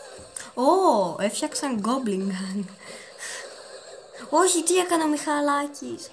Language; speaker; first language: Greek; early bilingual, heritage; Greek